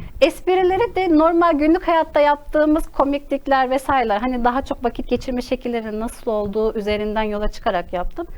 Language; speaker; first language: Turkish; native; Turkish